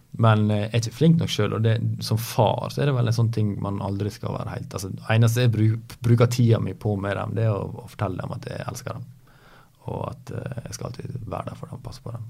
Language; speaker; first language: Norwegian; native; Norwegian